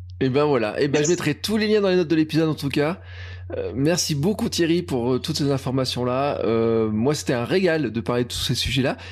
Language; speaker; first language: French; native; French